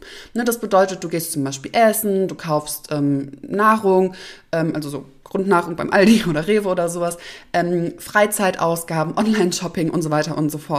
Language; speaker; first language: German; native; German